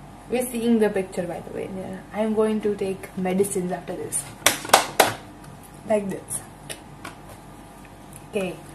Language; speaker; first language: English; non-native, local second language; Gujarati